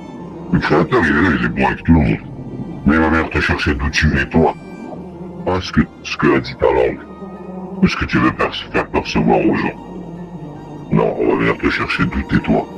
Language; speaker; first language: French; native; French